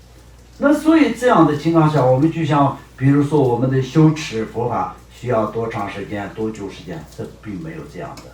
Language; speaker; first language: Chinese; non-native, local second language; Tibetan